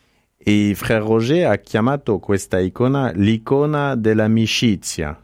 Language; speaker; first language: Italian; non-native, fluent; French